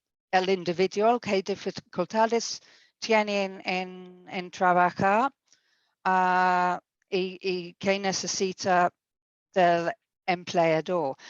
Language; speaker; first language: Spanish; non-native, fluent; English